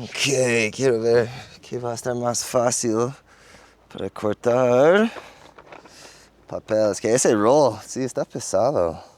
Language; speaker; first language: Spanish; non-native, fluent; English